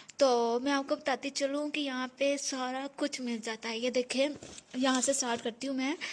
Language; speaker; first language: Urdu; non-native, local second language; Punjabi